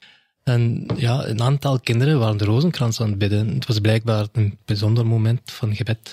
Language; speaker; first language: Dutch; non-native, fluent; English